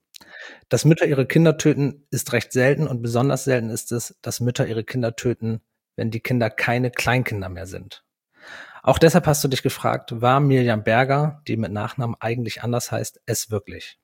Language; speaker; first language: German; native; German